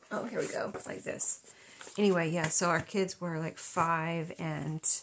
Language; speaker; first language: English; native; English